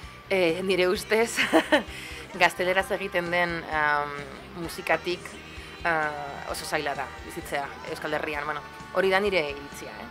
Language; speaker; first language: Basque; non-native, local second language; Spanish